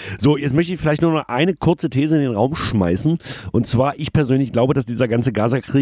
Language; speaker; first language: German; native; German